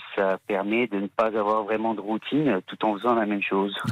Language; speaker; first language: French; native; French